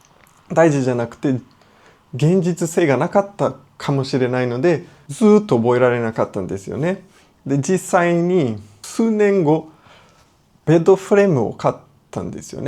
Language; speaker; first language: Japanese; non-native, fluent; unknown